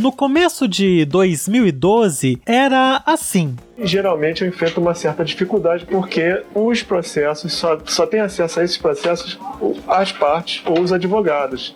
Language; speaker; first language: Portuguese; native; Portuguese